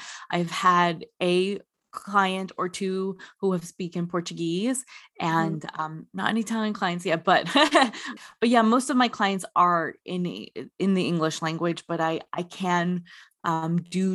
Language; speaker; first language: English; native; English